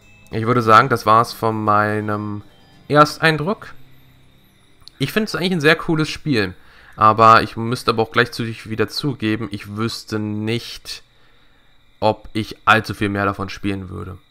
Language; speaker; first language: German; native; German